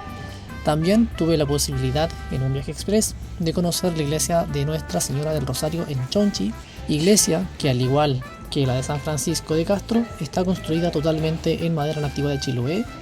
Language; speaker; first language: Spanish; native; Spanish